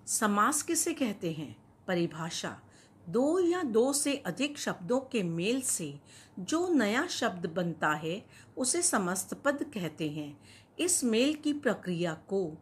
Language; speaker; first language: Hindi; native; Hindi